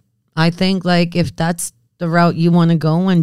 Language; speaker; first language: English; early bilingual, other home language; Spanish